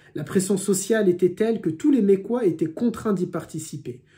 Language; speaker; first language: French; native; French